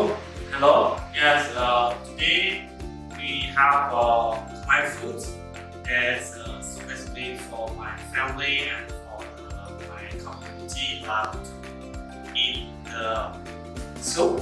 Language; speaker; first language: English; non-native, learner; Khmer